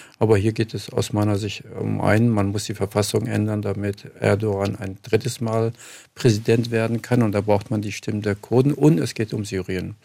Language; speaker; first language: German; early bilingual, other home language; Kurdish